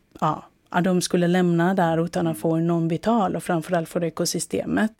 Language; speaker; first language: Swedish; non-native, fluent; Spanish